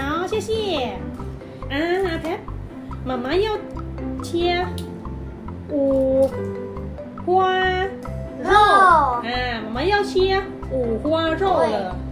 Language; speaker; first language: Chinese; non-native, fluent; Thai